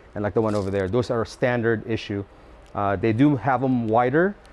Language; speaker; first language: English; non-native, local second language; Filipino